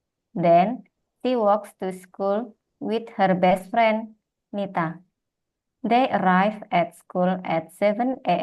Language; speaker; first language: English; non-native, learner; Indonesian